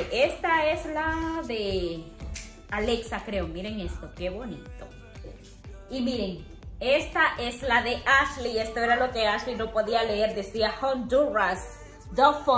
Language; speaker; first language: Spanish; native; Spanish